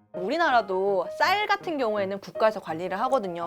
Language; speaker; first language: Korean; native; Korean